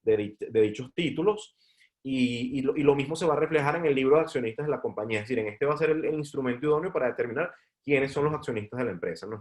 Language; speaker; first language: Spanish; native; Spanish